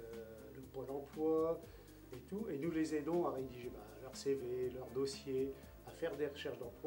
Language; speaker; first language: French; native; French